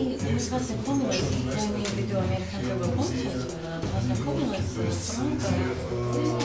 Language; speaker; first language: Russian; non-native, fluent; English